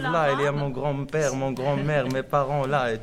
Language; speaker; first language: French; non-native, learner; Arabic